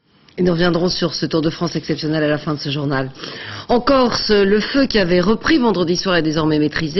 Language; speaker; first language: French; native; French